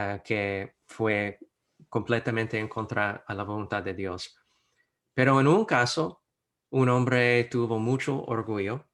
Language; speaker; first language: Spanish; non-native, fluent; English